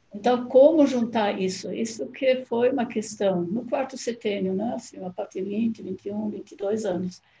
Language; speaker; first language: Portuguese; non-native, fluent; German